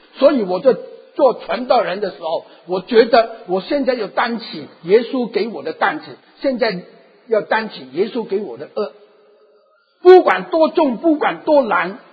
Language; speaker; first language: Chinese; non-native, local second language; Cantonese